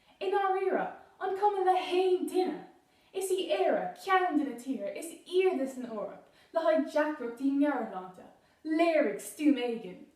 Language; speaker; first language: Irish; non-native, local second language; English